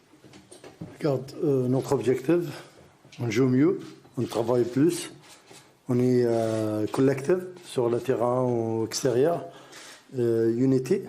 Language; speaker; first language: French; non-native, learner; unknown